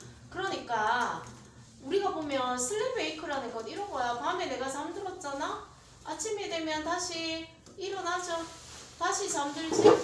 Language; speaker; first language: Korean; native; Korean